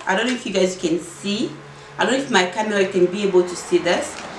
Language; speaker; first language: English; non-native, fluent; Lingala